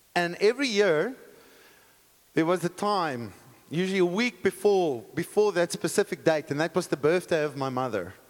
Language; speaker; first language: English; non-native, local second language; Afrikaans